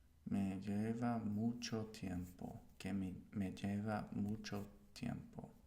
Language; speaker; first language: Spanish; non-native, learner; English